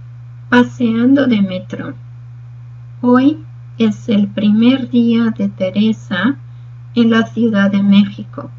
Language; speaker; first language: Spanish; non-native, fluent; Portuguese